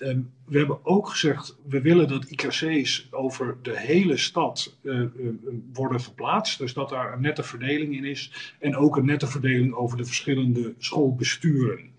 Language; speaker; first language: Dutch; native; Dutch